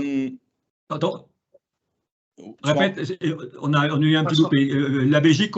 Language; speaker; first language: French; native; French